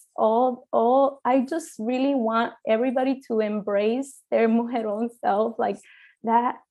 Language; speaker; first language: English; early bilingual, other home language; Spanish